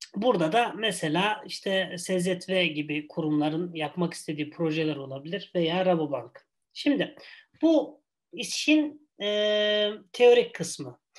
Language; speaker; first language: Turkish; native; Turkish